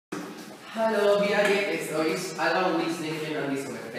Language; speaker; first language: German; non-native, learner; Catalan